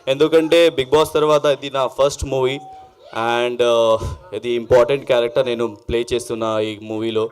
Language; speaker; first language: Telugu; non-native, learner; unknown